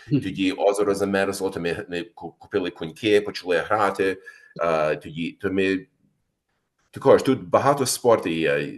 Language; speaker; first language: Ukrainian; early bilingual, heritage; Ukrainian